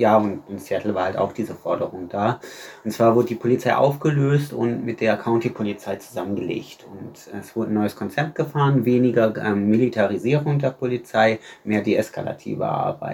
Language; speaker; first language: German; native; German